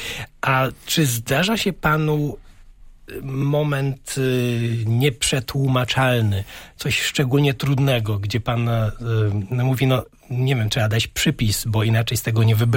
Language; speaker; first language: Polish; native; Polish